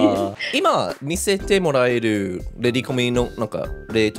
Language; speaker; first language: Japanese; non-native, fluent; English